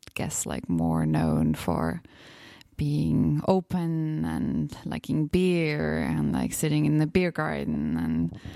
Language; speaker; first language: English; non-native, fluent; German